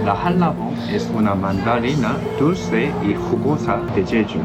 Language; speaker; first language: Spanish; non-native, fluent; Korean